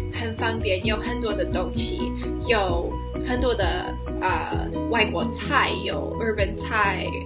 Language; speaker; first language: Chinese; non-native, learner; English